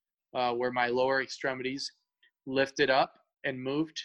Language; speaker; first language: English; early bilingual, other home language; Spanish